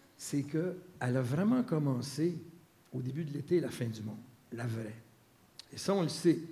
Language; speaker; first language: French; native; French